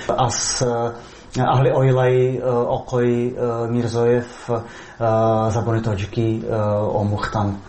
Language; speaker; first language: Tajik; non-native, fluent; Czech